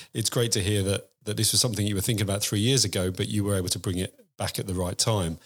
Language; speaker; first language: English; native; English